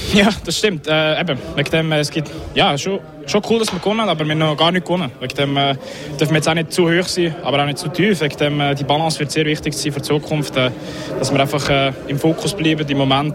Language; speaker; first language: German; native; German